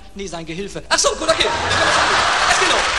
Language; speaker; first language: German; native; German